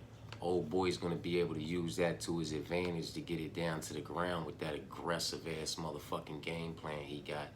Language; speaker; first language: English; native; English